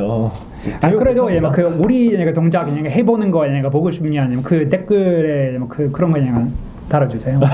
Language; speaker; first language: Korean; non-native, learner; English